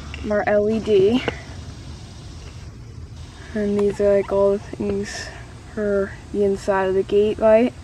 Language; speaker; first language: English; native; English